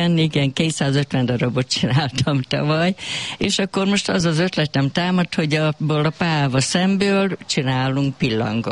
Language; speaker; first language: Hungarian; native; Hungarian